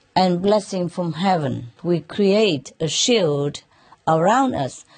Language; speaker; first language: English; non-native, fluent; Vietnamese